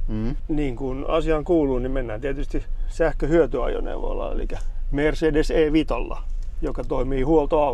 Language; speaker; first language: Finnish; native; Finnish